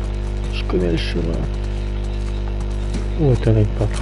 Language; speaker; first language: French; native; French